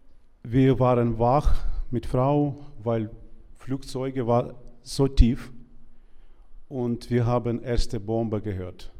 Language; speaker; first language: German; non-native, learner; Ukrainian